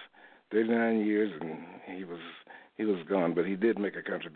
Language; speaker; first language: English; native; English